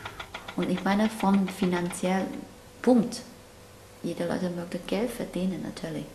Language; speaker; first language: German; non-native, learner; Cantonese